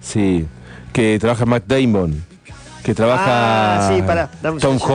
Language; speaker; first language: Spanish; native; Spanish